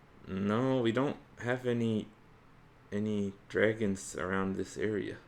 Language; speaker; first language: English; native; English